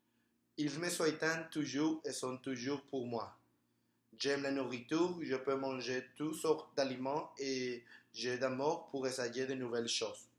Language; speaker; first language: French; non-native, learner; Spanish